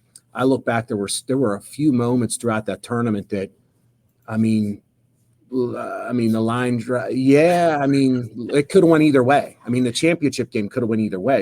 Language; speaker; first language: English; native; English